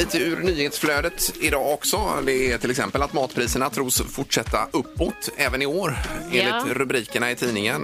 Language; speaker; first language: Swedish; native; Swedish